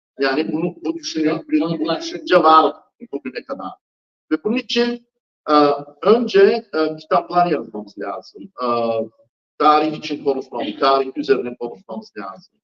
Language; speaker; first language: Turkish; non-native, fluent; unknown